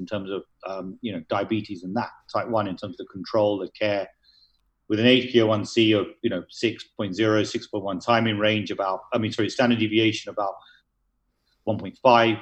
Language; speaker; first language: English; native; English